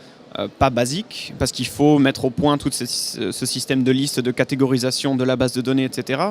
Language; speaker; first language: French; native; French